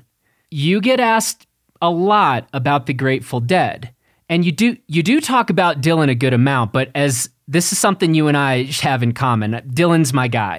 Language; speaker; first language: English; native; English